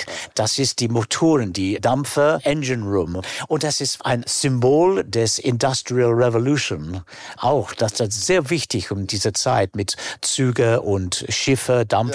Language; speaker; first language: German; non-native, fluent; English